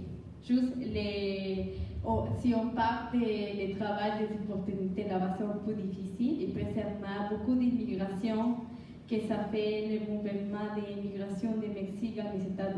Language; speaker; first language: French; non-native, learner; Spanish